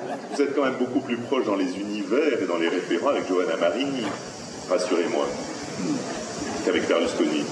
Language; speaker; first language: French; native; French